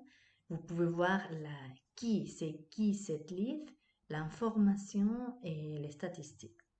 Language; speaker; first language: French; non-native, fluent; Spanish